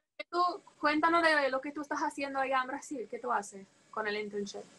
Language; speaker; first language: Spanish; non-native, fluent; English